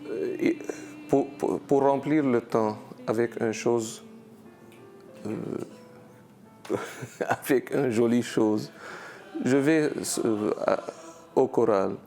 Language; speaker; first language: French; non-native, learner; Arabic